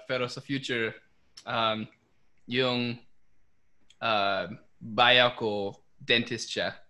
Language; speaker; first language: Filipino; non-native, fluent; English